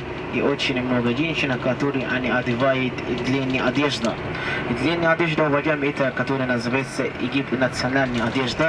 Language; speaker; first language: Russian; non-native, learner; Arabic